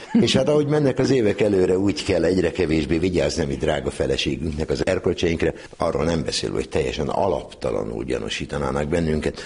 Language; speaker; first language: Hungarian; native; Hungarian